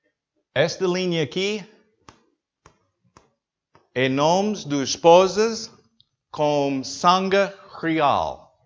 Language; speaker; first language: Portuguese; non-native, learner; English